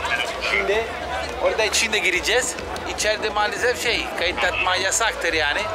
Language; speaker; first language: Turkish; non-native, fluent; Italian